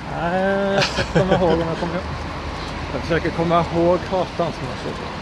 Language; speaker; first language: Swedish; native; Swedish